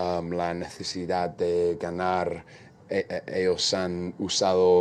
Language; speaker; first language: Spanish; non-native, fluent; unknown